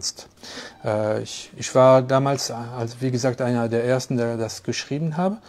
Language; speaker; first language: German; non-native, fluent; French